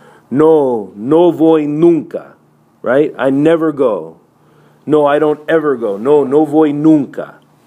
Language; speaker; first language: English; native; English